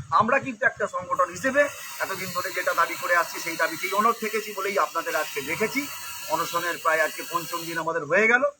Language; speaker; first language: Bangla; non-native, local second language; Santali